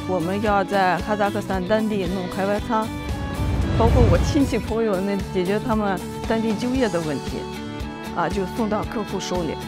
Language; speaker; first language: Chinese; non-native, fluent; Russian